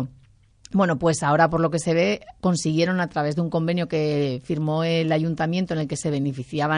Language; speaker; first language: Spanish; native; Spanish